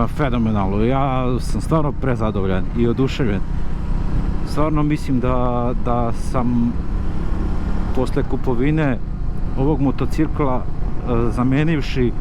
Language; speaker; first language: Serbian; native; Serbian